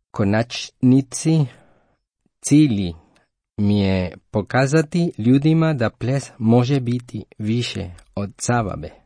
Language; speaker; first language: Croatian; non-native, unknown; Spanish